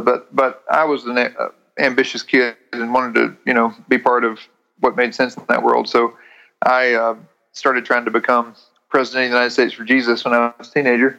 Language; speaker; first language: English; native; English